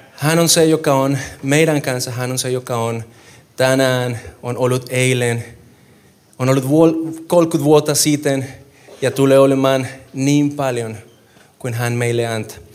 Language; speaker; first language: Finnish; non-native, fluent; Spanish